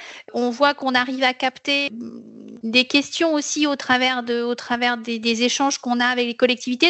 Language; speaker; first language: French; native; French